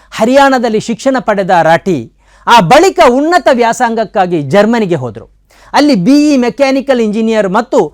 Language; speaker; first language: Kannada; native; Kannada